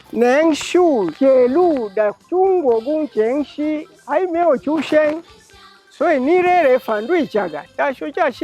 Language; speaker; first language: Chinese; non-native, fluent; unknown